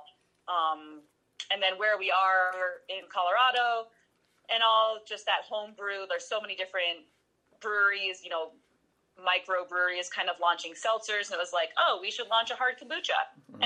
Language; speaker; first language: English; native; English